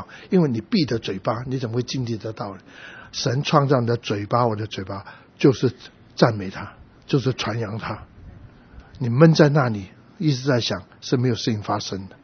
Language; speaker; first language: Chinese; native; Chinese